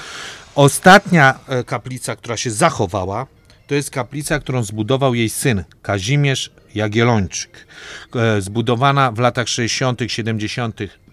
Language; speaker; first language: Polish; native; Polish